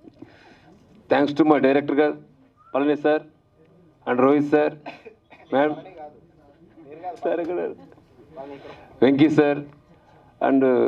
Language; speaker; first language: Telugu; non-native, learner; Hindi